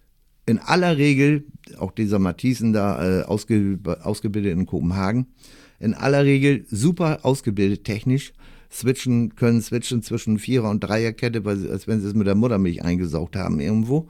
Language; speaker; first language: German; native; German